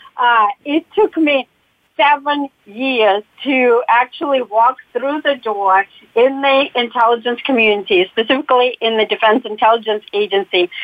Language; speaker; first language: English; non-native, fluent; Russian